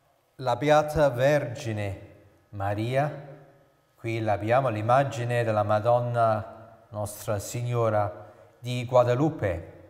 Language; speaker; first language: Italian; non-native, fluent; English